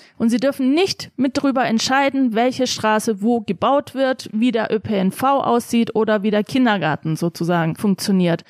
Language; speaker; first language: German; early bilingual, other home language; Turkish